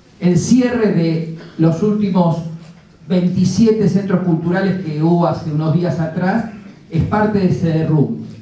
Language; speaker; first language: Spanish; native; Spanish